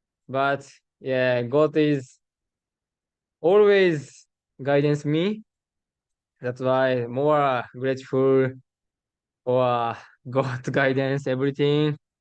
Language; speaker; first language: English; non-native, learner; Japanese